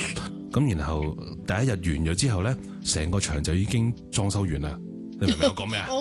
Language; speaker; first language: Cantonese; native; Cantonese